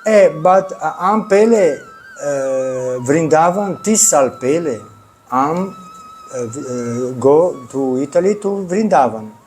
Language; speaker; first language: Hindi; non-native, learner; Italian